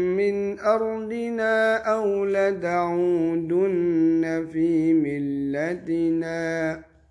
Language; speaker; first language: Arabic; non-native, learner; Indonesian